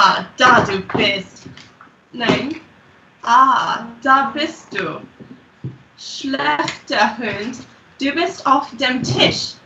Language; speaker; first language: German; non-native, learner; English